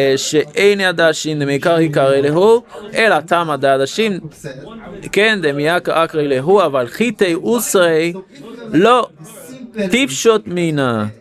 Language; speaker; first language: Hebrew; non-native, fluent; English